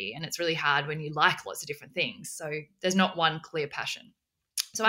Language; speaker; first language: English; native; English